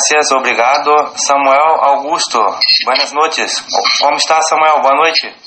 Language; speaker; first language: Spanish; non-native, learner; Portuguese